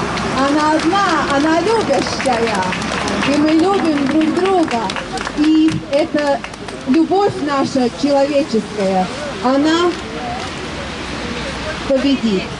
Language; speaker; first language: Russian; non-native, local second language; Latvian